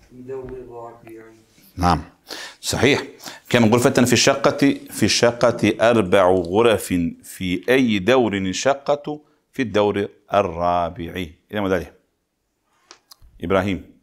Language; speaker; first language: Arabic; non-native, fluent; Bosnian